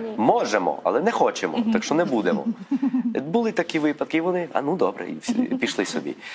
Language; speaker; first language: Ukrainian; non-native, fluent; Spanish